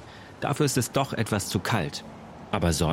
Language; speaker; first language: German; native; German